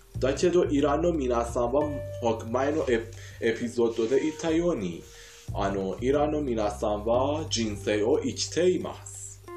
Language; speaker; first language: Japanese; non-native, fluent; Persian